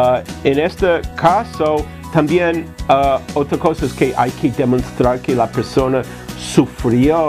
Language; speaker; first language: Spanish; non-native, fluent; English